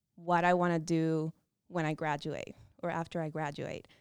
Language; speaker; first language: English; non-native, fluent; Spanish